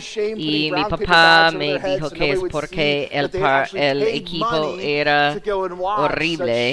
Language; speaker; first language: Spanish; non-native, fluent; English